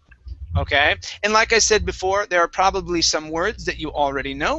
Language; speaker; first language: English; native; English